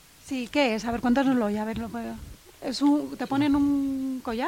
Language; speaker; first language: Spanish; native; Spanish